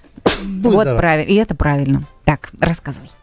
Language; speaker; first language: Russian; native; Russian